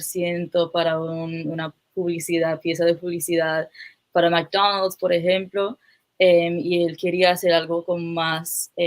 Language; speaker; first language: Spanish; non-native, fluent; English